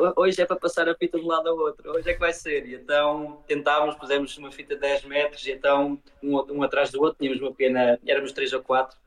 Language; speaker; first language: Portuguese; early bilingual, heritage; Portuguese